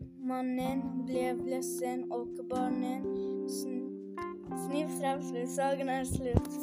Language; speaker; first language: Swedish; non-native, learner; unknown